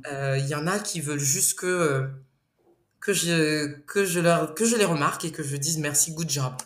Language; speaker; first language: French; non-native, local second language; Bambara